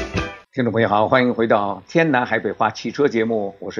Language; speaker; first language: Chinese; native; Chinese